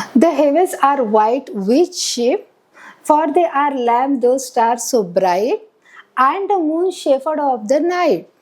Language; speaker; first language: English; non-native, local second language; Marathi